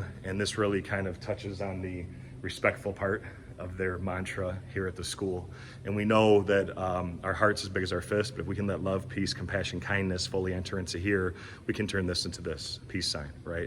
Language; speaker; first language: English; native; English